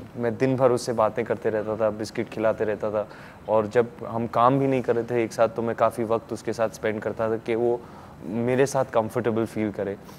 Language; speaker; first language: Hindi; native; Hindi